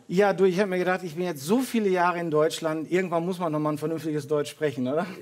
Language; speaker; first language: German; early bilingual, heritage; Dutch